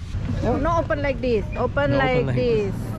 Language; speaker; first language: English; non-native, learner; Indonesian